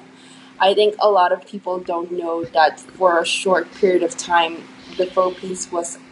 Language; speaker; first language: English; non-native, local second language; Filipino